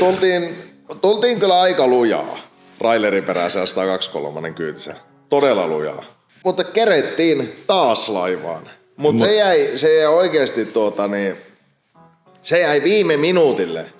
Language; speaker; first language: Finnish; native; Finnish